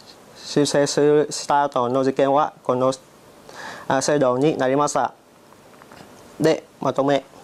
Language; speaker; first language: Japanese; non-native, learner; Vietnamese